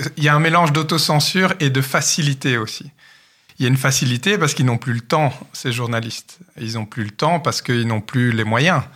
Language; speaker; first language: French; native; French